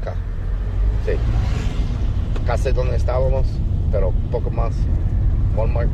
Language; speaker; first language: Spanish; non-native, learner; English